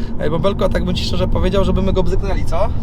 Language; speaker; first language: Polish; native; Polish